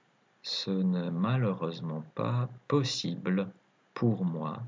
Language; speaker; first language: French; native; French